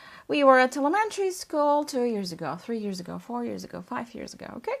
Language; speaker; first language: English; non-native, fluent; Turkish